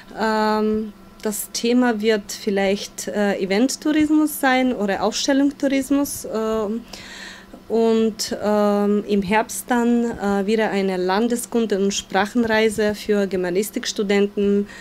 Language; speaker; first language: German; non-native, fluent; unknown